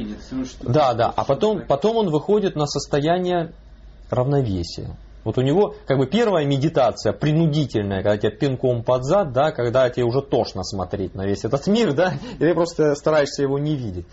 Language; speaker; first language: Russian; native; Russian